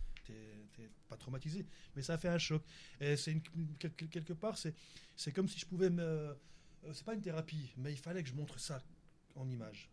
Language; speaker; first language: French; native; French